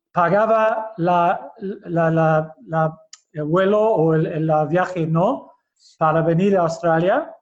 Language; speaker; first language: Spanish; early bilingual, heritage; Basque